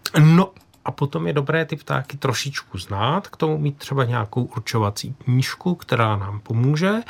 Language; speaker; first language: Czech; native; Czech